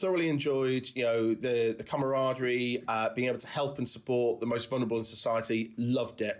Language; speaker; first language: English; native; English